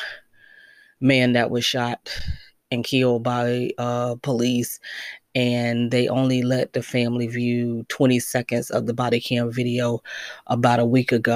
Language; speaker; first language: English; native; English